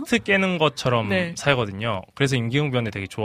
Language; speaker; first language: Korean; native; Korean